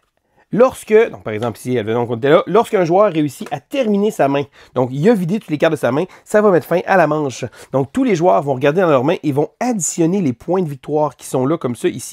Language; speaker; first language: French; native; French